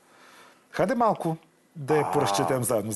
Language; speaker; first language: Bulgarian; native; Bulgarian